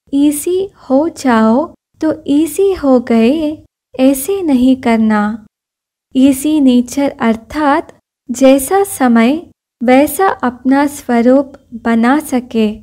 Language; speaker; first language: Hindi; non-native, local second language; Kannada